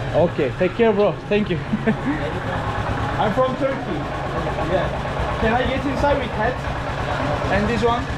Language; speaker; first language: English; non-native, learner; Turkish